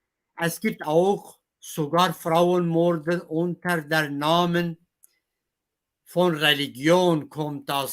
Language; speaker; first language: German; non-native, fluent; Kurdish